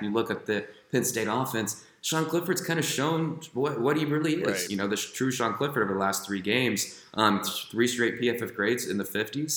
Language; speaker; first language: English; native; English